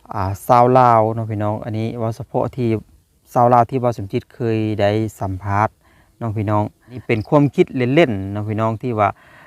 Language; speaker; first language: Thai; native; Thai